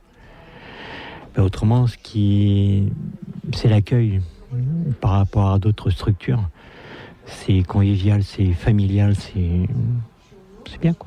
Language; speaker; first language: French; native; French